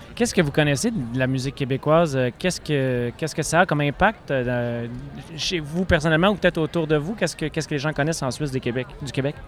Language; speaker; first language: French; native; French